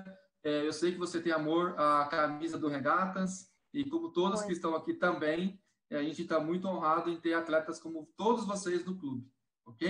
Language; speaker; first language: Portuguese; native; Portuguese